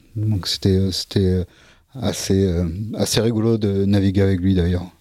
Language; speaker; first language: French; native; French